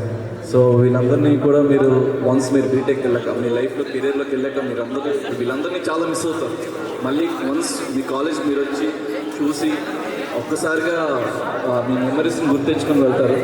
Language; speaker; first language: Telugu; native; Telugu